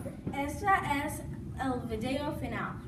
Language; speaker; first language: Spanish; non-native, learner; English